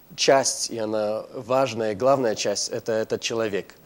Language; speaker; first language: Russian; non-native, fluent; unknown